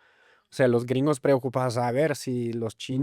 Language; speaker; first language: Spanish; native; Spanish